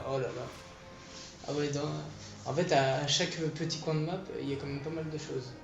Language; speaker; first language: French; native; French